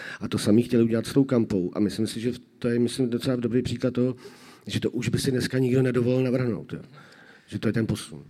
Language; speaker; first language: Czech; native; Czech